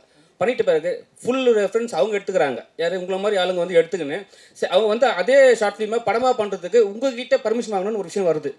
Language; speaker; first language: Tamil; native; Tamil